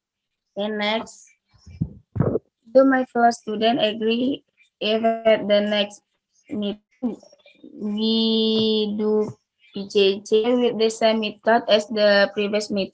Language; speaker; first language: English; non-native, learner; Indonesian